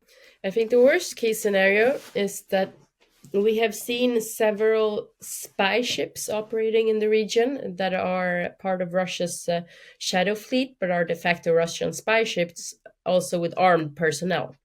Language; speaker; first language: English; non-native, fluent; Swedish